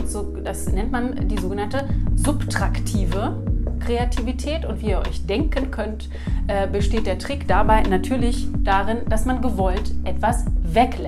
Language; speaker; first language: German; native; German